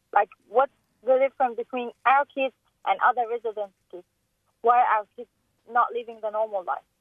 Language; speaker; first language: English; non-native, fluent; Persian